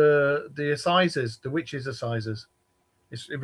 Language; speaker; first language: English; native; English